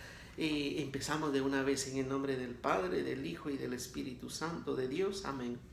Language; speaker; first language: Spanish; native; Spanish